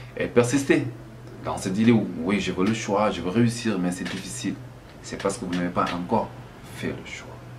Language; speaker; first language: French; non-native, local second language; Wolof